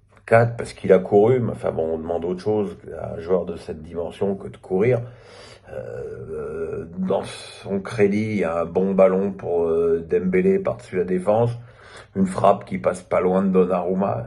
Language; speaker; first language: French; native; French